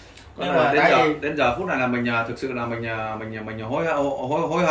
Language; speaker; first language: Vietnamese; native; Vietnamese